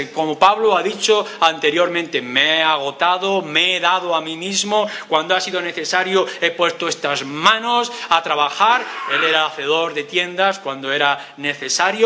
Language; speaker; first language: Spanish; native; Spanish